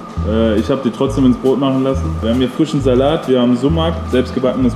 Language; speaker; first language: German; native; German